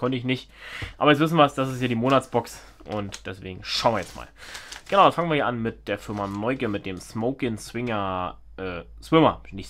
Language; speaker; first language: German; native; German